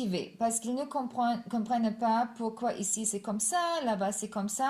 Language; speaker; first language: French; non-native, fluent; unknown